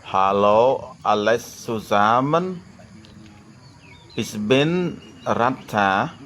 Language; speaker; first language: German; non-native, fluent; Khmer